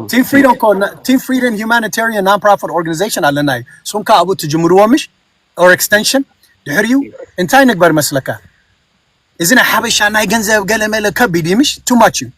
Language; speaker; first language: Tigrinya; early bilingual, heritage; Tigrinya